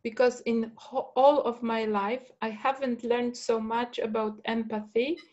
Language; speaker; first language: English; non-native, fluent; Polish